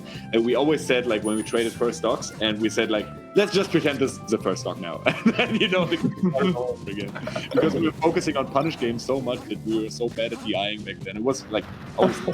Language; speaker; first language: English; non-native, fluent; German